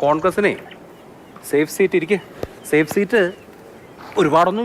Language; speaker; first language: Malayalam; native; Malayalam